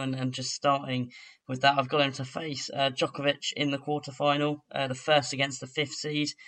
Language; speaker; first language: English; native; English